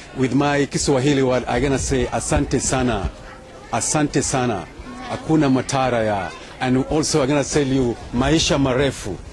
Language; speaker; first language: English; non-native, local second language; Luo (Kenya and Tanzania)